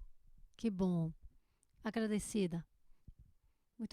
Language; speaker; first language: Portuguese; non-native, learner; Spanish